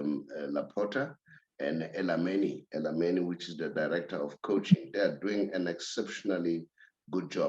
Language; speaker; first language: English; non-native, local second language; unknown